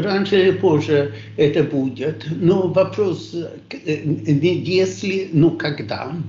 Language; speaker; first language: Russian; non-native, fluent; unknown